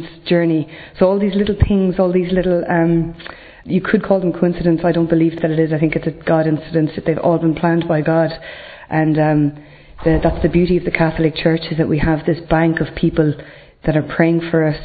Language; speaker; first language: English; native; English